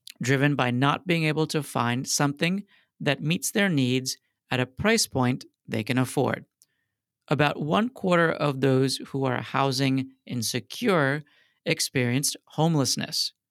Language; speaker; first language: English; native; English